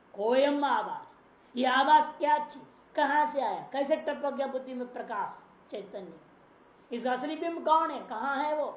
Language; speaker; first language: Hindi; non-native, local second language; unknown